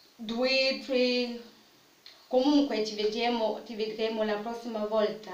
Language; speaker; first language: Italian; non-native, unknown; French